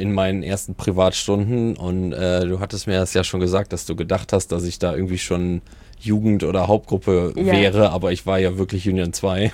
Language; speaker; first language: German; native; German